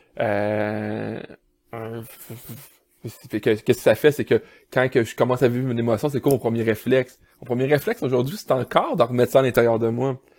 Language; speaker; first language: French; native; French